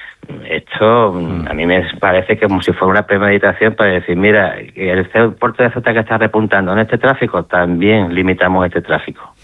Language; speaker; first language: Spanish; native; Spanish